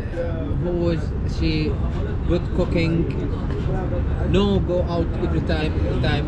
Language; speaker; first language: English; non-native, learner; Arabic